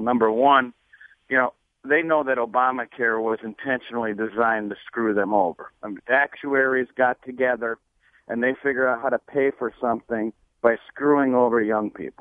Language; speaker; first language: English; native; English